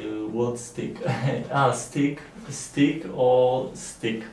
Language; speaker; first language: English; non-native, learner; Polish